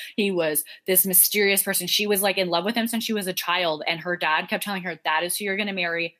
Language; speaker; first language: English; native; English